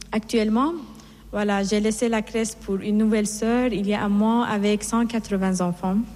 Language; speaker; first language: French; non-native, fluent; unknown